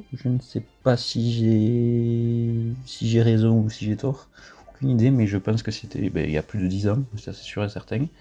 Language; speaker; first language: French; native; French